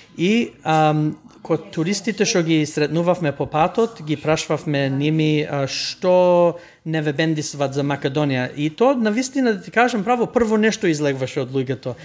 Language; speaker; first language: Macedonian; early bilingual, heritage; Macedonian